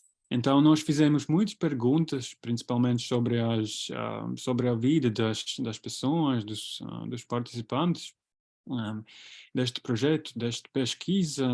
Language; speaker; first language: Portuguese; non-native, fluent; Latvian